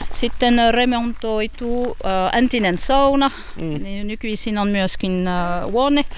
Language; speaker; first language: Finnish; non-native, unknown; French